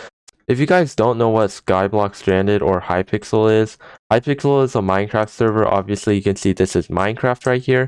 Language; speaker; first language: English; native; English